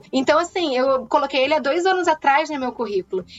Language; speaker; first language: Portuguese; native; Portuguese